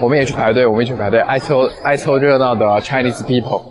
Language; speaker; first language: Chinese; native; Chinese